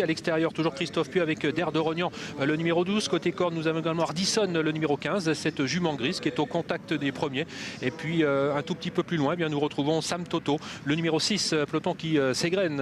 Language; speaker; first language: French; native; French